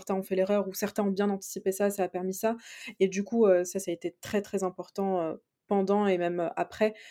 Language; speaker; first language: French; native; French